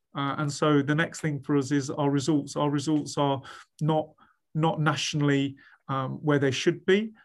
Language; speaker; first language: English; native; English